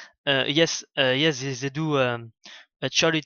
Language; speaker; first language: English; non-native, learner; French